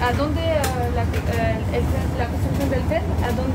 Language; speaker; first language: Spanish; non-native, learner; Japanese